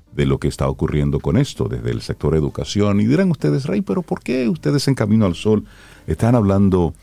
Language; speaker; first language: Spanish; native; Spanish